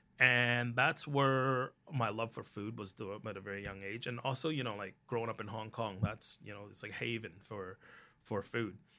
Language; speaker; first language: English; early bilingual, other home language; Cantonese